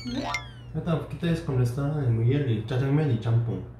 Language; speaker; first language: Russian; non-native, learner; Korean